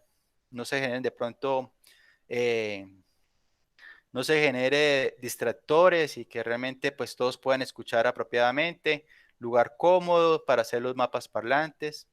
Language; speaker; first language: Spanish; native; Spanish